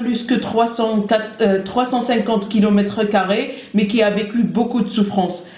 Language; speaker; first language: French; non-native, local second language; Arabic